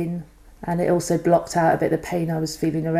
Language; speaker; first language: English; native; English